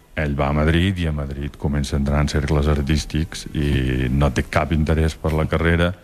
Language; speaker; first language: Catalan; native; Catalan